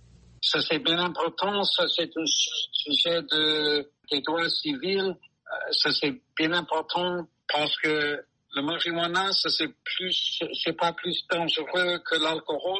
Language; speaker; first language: French; non-native, learner; English